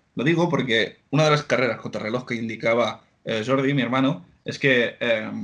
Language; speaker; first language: Spanish; native; Spanish